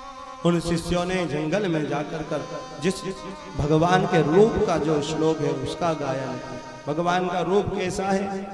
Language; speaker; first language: Hindi; native; Hindi